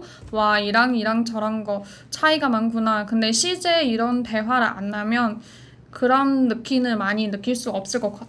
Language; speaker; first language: Korean; non-native, fluent; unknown